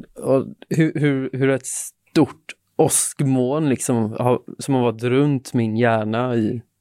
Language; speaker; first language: Swedish; native; Swedish